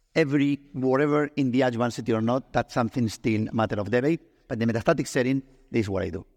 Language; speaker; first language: English; non-native, fluent; Spanish